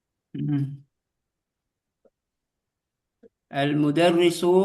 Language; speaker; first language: Arabic; non-native, learner; Indonesian